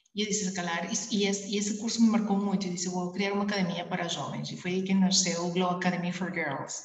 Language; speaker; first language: Portuguese; early bilingual, heritage; Spanish